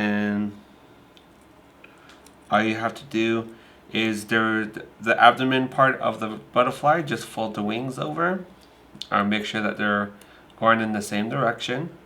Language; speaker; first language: English; native; English